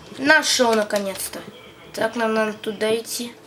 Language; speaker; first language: Russian; native; Russian